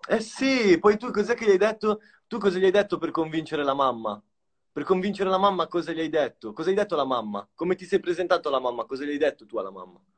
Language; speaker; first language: Italian; native; Italian